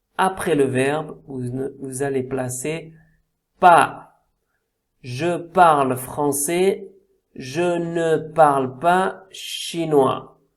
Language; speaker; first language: French; native; French